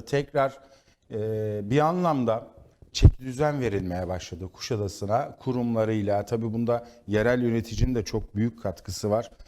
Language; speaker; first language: Turkish; native; Turkish